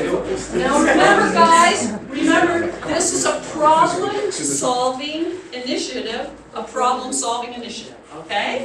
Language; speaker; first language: English; native; English